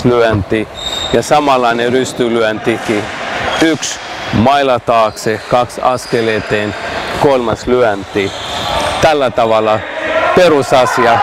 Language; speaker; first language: Finnish; non-native, learner; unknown